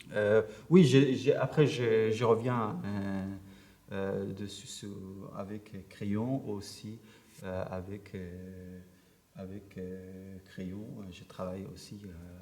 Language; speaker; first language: French; non-native, learner; Persian